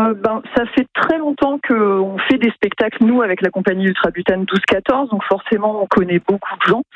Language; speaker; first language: French; native; French